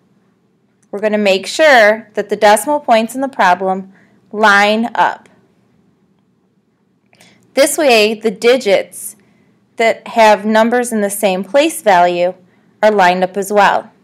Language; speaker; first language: English; native; English